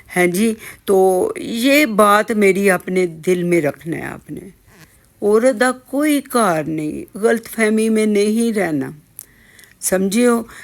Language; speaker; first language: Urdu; non-native, local second language; Punjabi